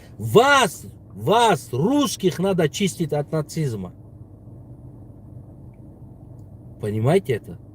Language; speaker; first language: Russian; non-native, local second language; Tajik